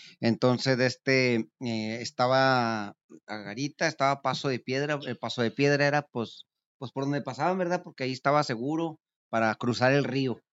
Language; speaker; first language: Spanish; native; Spanish